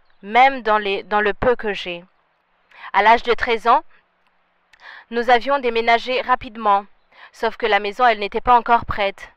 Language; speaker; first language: French; non-native, local second language; Rundi